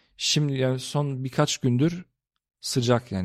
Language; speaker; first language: Turkish; early bilingual, heritage; Turkish